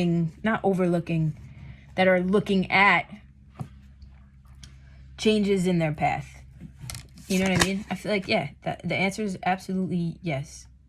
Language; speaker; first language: English; native; English